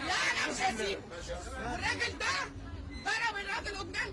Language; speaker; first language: Arabic; native; Arabic